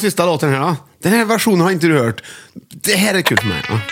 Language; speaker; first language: Swedish; native; Swedish